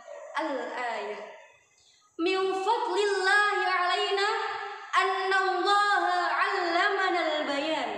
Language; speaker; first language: Arabic; non-native, fluent; Indonesian